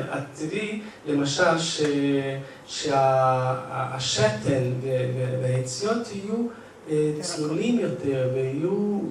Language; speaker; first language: Hebrew; non-native, fluent; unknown